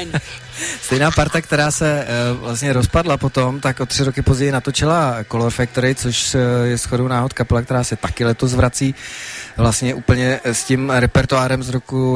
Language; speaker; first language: Czech; native; Czech